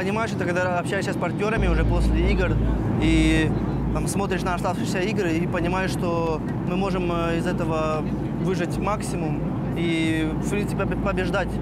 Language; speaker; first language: Russian; native; Russian